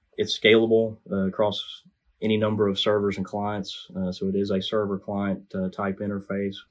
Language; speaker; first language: English; native; English